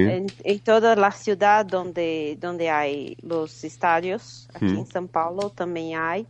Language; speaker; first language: Spanish; non-native, fluent; Portuguese